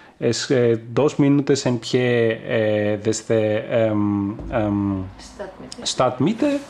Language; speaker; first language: Spanish; non-native, fluent; Greek